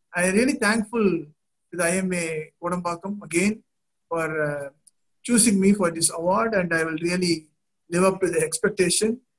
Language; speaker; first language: English; non-native, local second language; Tamil